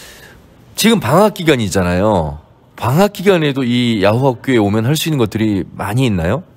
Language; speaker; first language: Korean; native; Korean